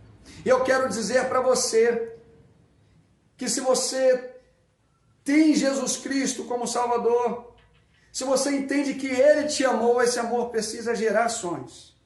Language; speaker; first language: Portuguese; native; Portuguese